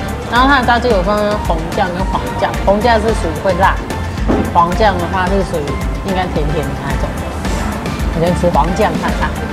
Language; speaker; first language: Chinese; native; Chinese